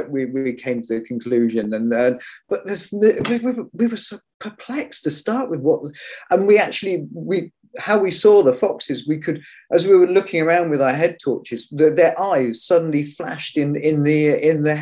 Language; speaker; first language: English; native; English